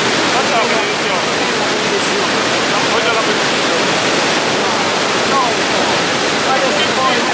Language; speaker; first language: Italian; native; Italian